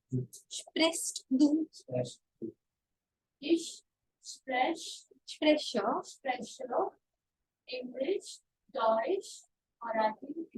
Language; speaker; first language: German; non-native, fluent; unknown